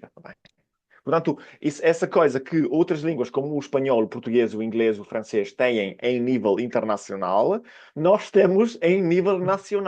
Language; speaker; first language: Portuguese; non-native, fluent; Italian